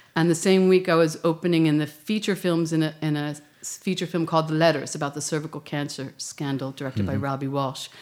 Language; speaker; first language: English; native; English